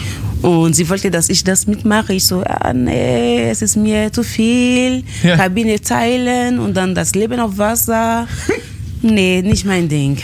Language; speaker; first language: German; non-native, fluent; French